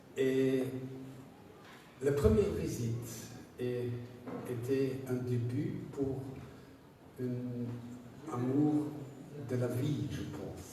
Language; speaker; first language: French; non-native, learner; German